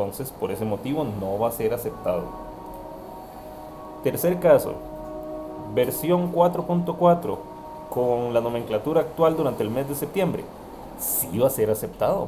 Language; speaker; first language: Spanish; native; Spanish